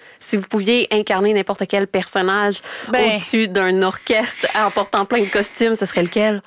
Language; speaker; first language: French; native; French